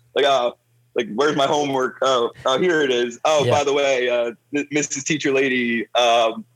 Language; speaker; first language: English; native; English